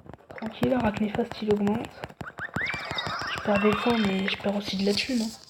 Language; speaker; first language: French; native; French